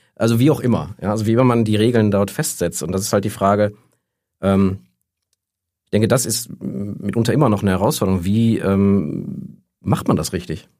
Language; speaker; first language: German; native; German